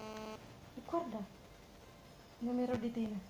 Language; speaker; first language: Italian; non-native, learner; Filipino